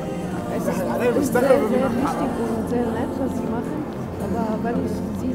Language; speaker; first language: German; non-native, learner; Arabic